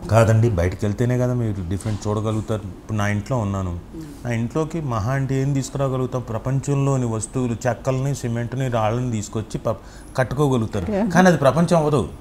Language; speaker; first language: Telugu; native; Telugu